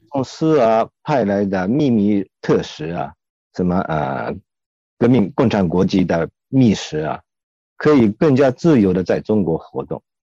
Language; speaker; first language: Chinese; non-native, fluent; Japanese